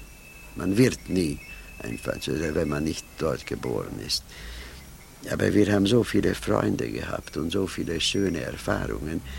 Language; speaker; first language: German; non-native, fluent; Hungarian